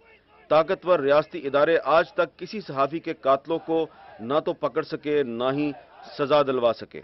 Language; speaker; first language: Urdu; native; Urdu